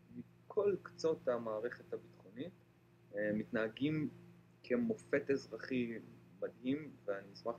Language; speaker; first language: Hebrew; native; Hebrew